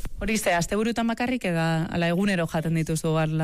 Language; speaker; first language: Basque; native; Basque